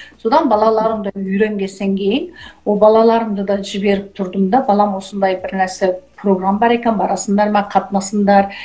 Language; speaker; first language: Kazakh; early bilingual, heritage; Kazakh